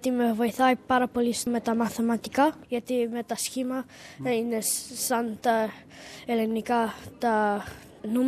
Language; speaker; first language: Greek; early bilingual, heritage; Greek